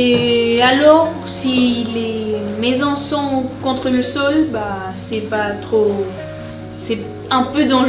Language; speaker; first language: French; non-native, fluent; Spanish